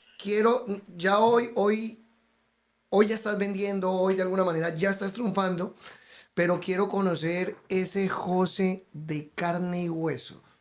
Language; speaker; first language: Spanish; native; Spanish